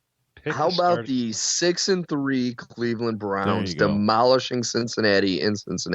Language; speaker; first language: English; native; English